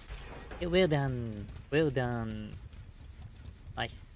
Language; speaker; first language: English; non-native, learner; Japanese